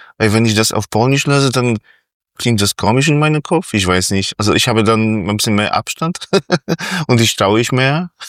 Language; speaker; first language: German; non-native, fluent; Polish